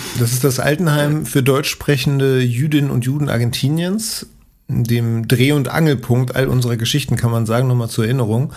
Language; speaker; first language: German; native; German